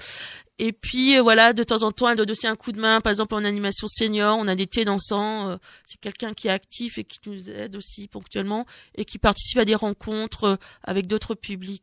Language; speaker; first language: French; native; French